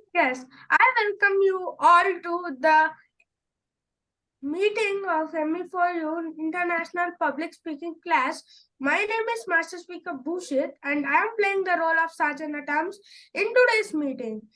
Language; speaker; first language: English; non-native, learner; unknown